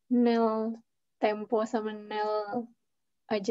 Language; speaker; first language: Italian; non-native, learner; Indonesian